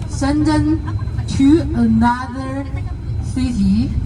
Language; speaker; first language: English; non-native, learner; Chinese